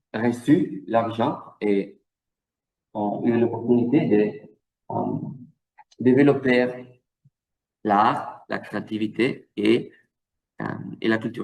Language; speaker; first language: French; non-native, fluent; Italian